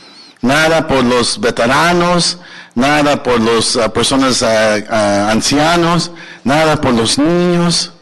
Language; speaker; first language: Spanish; early bilingual, heritage; English